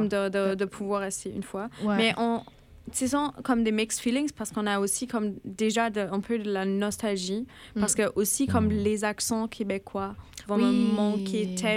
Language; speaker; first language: French; non-native, fluent; German